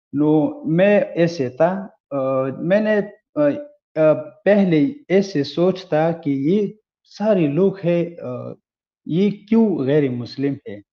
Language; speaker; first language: Hindi; non-native, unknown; Pashto